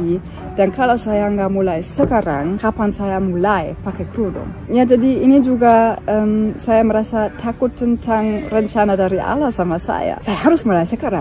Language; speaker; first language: Indonesian; non-native, fluent; German